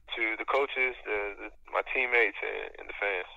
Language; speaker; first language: English; native; English